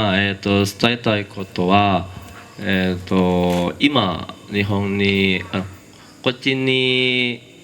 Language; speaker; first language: Japanese; non-native, learner; Indonesian